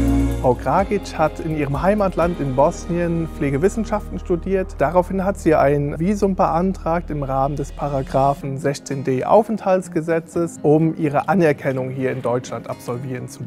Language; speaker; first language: German; native; German